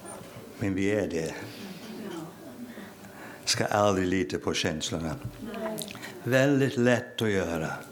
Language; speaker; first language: Swedish; non-native, fluent; English